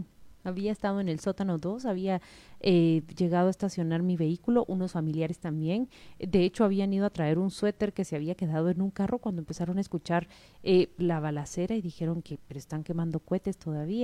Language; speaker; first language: Spanish; native; Spanish